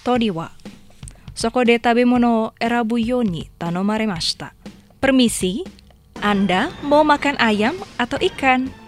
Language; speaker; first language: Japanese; non-native, fluent; Indonesian